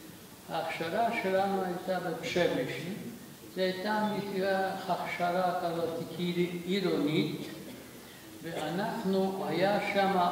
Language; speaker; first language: Hebrew; non-native, fluent; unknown